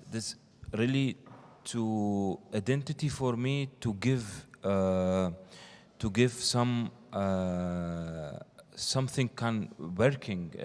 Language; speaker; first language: English; non-native, learner; Arabic